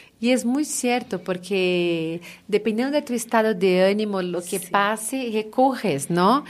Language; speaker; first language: Spanish; non-native, fluent; Portuguese